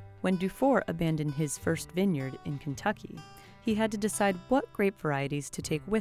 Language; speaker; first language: English; native; English